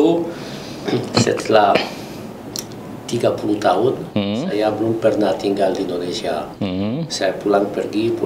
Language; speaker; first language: Indonesian; non-native, learner; Italian